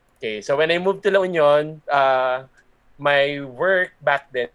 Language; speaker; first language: English; non-native, local second language; Filipino